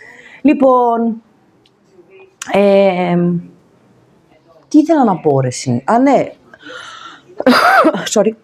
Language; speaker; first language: Greek; native; Greek